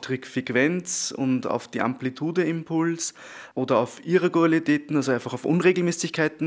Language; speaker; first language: German; native; German